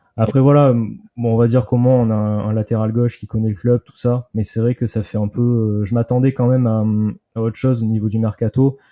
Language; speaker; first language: French; native; French